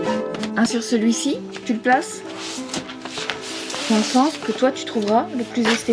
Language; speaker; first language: French; native; French